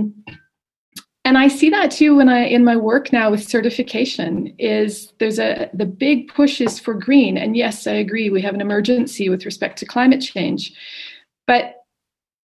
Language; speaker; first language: English; native; English